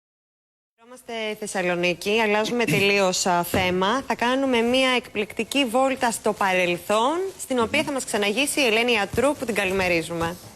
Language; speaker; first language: Greek; native; Greek